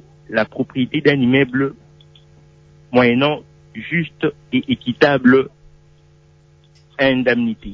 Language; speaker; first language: French; non-native, local second language; Lingala